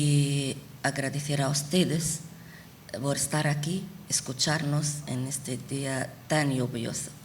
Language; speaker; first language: Spanish; non-native, fluent; Arabic